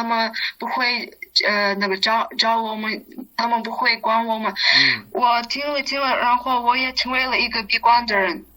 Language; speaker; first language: Chinese; non-native, learner; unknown